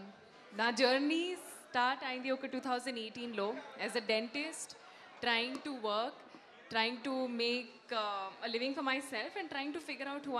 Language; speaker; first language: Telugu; non-native, learner; Hindi